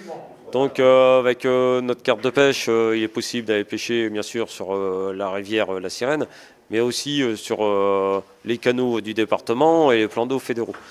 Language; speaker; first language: French; native; French